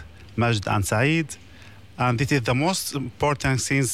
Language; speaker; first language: English; non-native, learner; Arabic